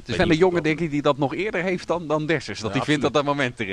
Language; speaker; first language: Dutch; native; Dutch